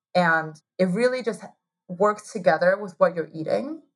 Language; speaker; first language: English; early bilingual, heritage; Chinese